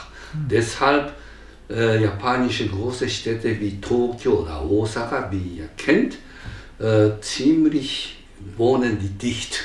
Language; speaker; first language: German; non-native, fluent; Japanese